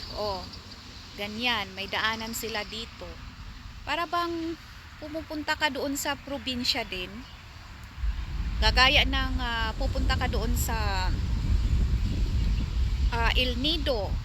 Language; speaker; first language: Filipino; native; Filipino